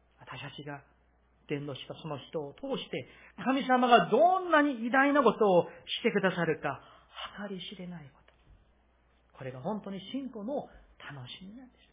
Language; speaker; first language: Japanese; non-native, fluent; Korean